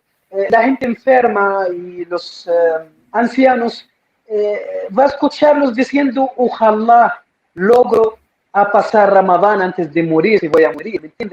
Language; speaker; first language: Spanish; non-native, fluent; Arabic